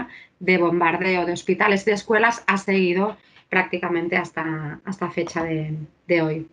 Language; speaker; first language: Spanish; native; Spanish